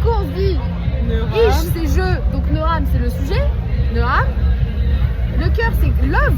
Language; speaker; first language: French; native; French